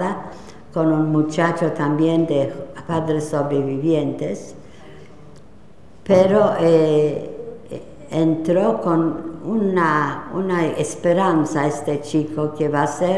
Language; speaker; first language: Spanish; non-native, fluent; Polish